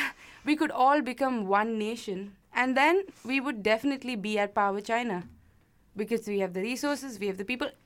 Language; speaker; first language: English; non-native, local second language; Malayalam